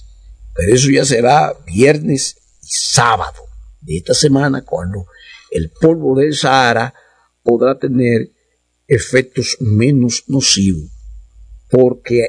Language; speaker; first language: Spanish; native; Spanish